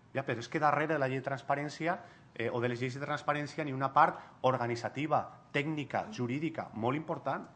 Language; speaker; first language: Catalan; non-native, local second language; Spanish